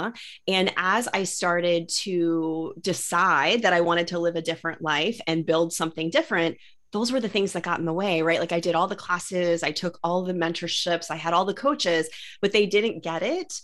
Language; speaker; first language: English; native; English